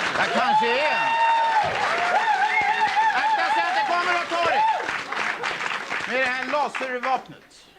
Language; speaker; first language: Swedish; native; Swedish